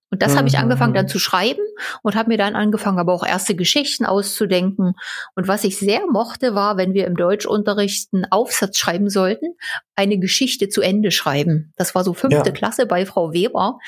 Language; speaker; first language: German; native; German